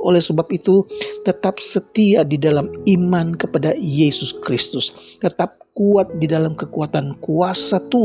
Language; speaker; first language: Indonesian; native; Indonesian